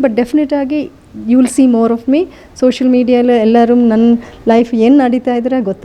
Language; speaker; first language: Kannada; non-native, learner; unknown